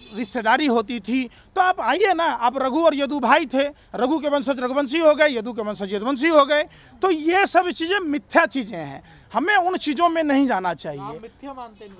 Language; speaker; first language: Hindi; native; Hindi